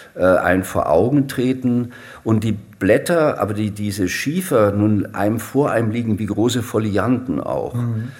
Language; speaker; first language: German; native; German